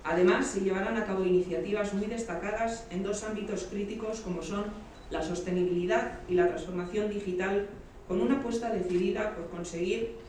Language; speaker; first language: Spanish; native; Spanish